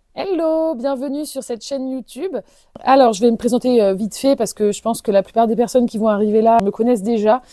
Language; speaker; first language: French; native; French